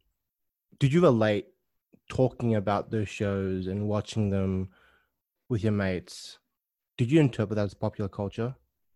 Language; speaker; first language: English; native; English